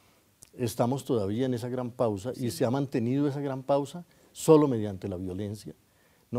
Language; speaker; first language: Spanish; native; Spanish